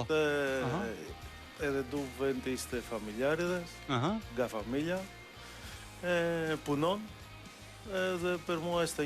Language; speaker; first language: Albanian; non-native, learner; Greek